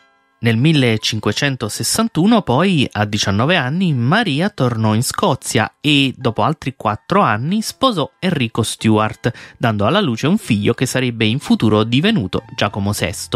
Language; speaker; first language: Italian; native; Italian